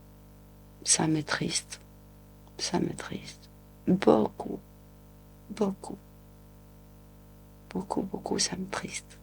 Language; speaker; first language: French; non-native, local second language; Arabic